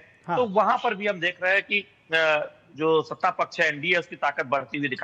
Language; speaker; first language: Hindi; native; Hindi